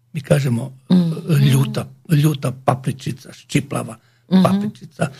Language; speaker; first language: Slovak; non-native, learner; Croatian